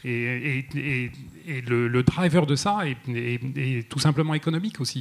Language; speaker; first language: French; native; French